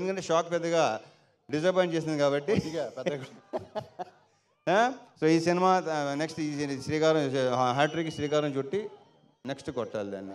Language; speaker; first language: Telugu; native; Telugu